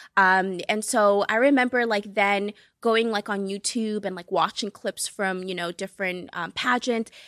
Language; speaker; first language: English; early bilingual, other home language; Kabuverdianu